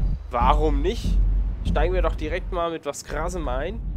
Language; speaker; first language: German; native; German